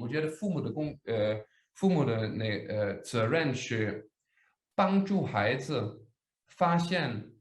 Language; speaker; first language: Chinese; non-native, fluent; Danish